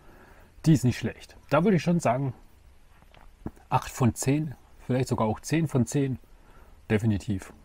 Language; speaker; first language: German; native; German